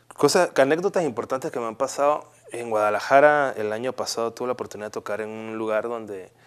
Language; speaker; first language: Spanish; native; Spanish